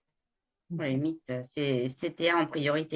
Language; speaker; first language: French; native; French